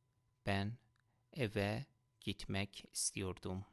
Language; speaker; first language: Turkish; non-native, fluent; Persian